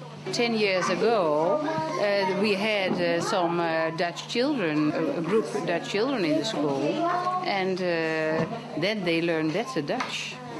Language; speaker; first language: English; non-native, fluent; Dutch